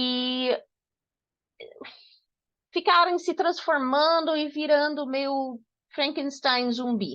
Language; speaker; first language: Portuguese; non-native, fluent; English